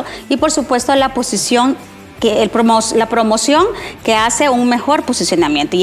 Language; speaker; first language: Spanish; native; Spanish